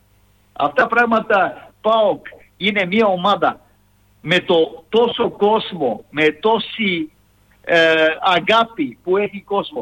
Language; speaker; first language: Greek; non-native, fluent; Serbian